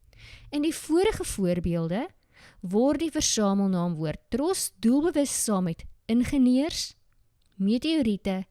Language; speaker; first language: Afrikaans; native; Afrikaans